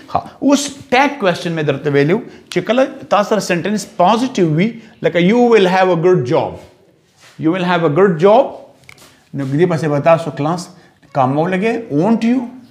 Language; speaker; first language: English; non-native, local second language; Pashto